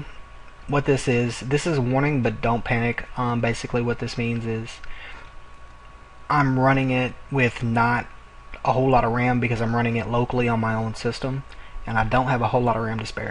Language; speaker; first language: English; native; English